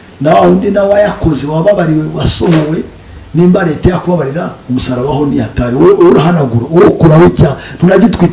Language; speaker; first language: Kinyarwanda; native; Kinyarwanda